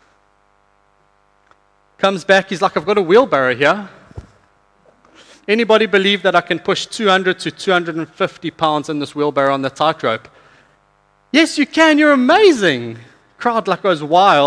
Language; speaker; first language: English; native; English